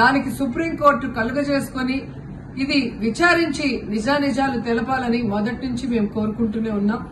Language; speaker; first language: Telugu; native; Telugu